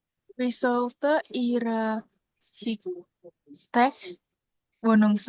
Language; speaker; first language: German; non-native, learner; Indonesian